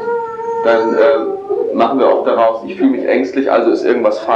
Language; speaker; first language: German; native; German